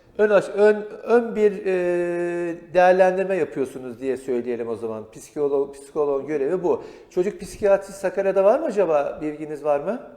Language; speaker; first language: Turkish; native; Turkish